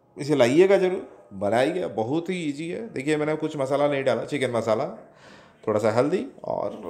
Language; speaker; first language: Hindi; non-native, local second language; Odia